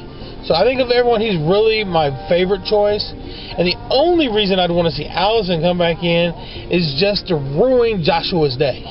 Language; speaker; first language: English; native; English